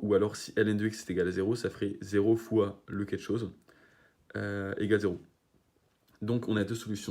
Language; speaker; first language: French; native; French